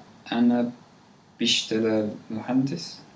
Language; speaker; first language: Arabic; non-native, learner; English